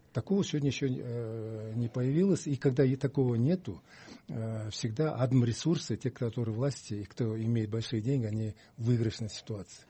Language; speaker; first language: Russian; non-native, local second language; Kyrgyz